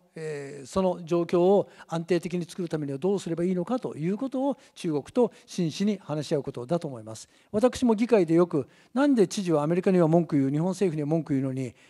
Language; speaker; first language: Japanese; native; Japanese